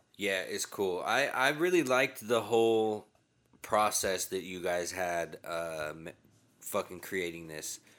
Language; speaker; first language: English; native; English